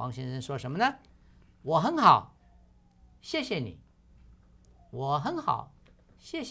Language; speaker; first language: Chinese; non-native, fluent; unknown